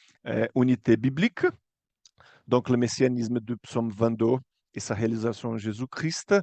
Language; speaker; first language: French; non-native, fluent; Portuguese